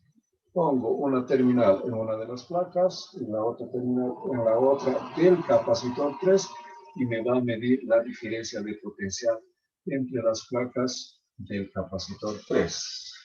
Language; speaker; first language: Spanish; native; Spanish